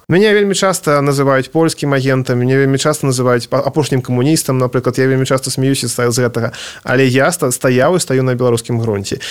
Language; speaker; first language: Belarusian; non-native, local second language; Russian